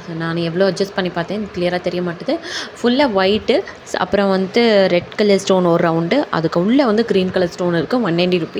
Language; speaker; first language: Tamil; native; Tamil